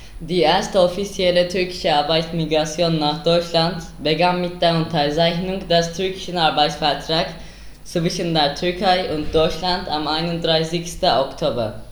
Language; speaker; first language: German; non-native, learner; Turkish